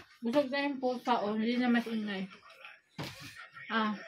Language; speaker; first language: Filipino; non-native, local second language; Cebuano